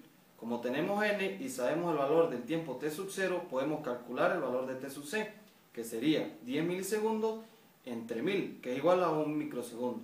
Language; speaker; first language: Spanish; native; Spanish